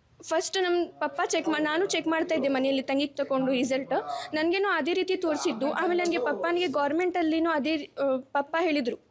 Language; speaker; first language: Kannada; non-native, local second language; Urdu